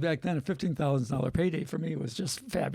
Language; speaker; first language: English; native; English